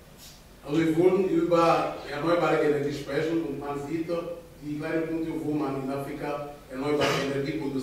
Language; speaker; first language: German; non-native, fluent; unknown